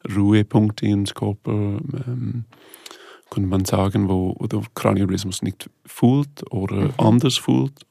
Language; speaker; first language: German; non-native, fluent; English